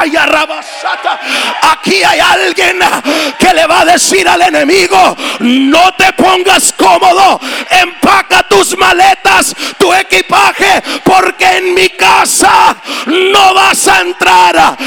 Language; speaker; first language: Spanish; native; Spanish